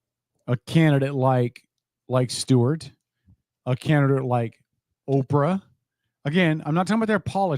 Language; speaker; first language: English; native; English